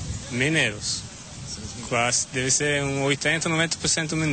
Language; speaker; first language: Portuguese; non-native, fluent; Swedish